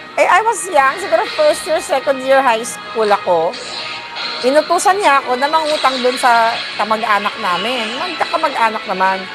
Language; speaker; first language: Filipino; non-native, local second language; Cebuano